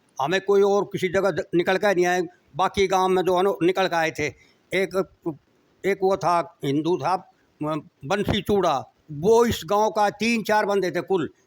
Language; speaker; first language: Hindi; native; Hindi